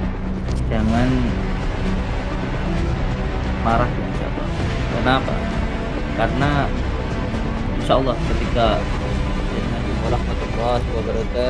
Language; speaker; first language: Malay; non-native, local second language; Javanese